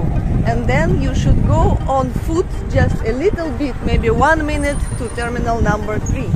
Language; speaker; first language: English; non-native, fluent; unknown